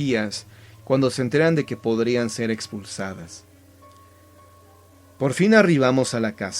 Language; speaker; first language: Spanish; native; Spanish